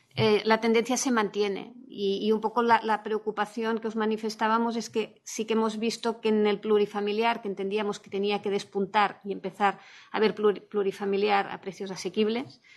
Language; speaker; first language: Spanish; non-native, local second language; Catalan